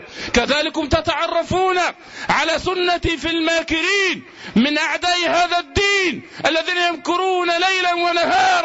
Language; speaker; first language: Arabic; native; Arabic